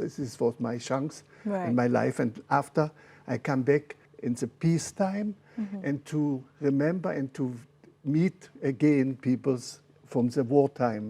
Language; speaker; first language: English; non-native, learner; German